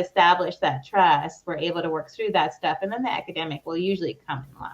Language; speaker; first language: English; native; English